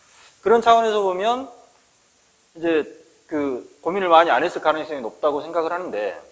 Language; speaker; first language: Korean; native; Korean